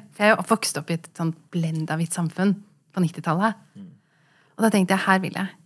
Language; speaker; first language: Norwegian; early bilingual, other home language; Kurdish